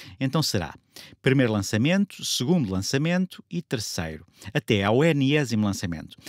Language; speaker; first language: Portuguese; native; Portuguese